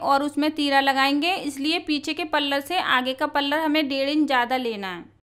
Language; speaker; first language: Hindi; native; Hindi